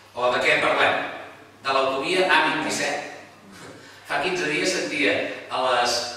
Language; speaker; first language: Catalan; native; Catalan